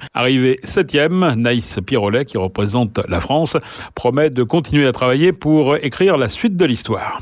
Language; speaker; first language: French; native; French